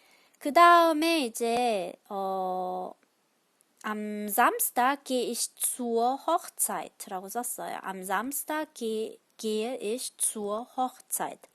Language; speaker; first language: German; non-native, fluent; Korean